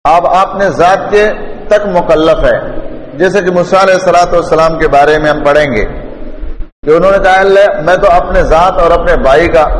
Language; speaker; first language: Urdu; non-native, local second language; Pashto